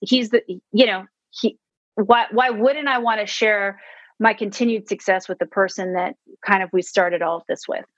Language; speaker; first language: English; native; English